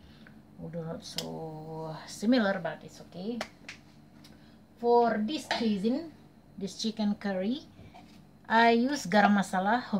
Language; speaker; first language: English; non-native, learner; Indonesian